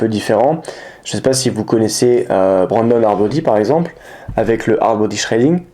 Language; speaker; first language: French; native; French